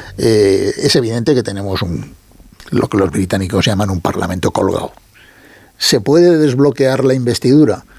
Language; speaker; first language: Spanish; native; Spanish